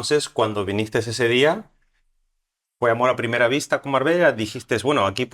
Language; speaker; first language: Spanish; native; Spanish